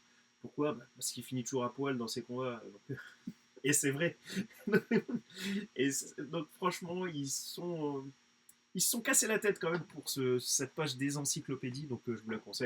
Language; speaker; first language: French; native; French